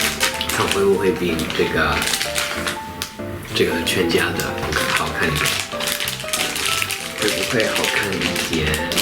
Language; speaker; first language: Chinese; non-native, fluent; English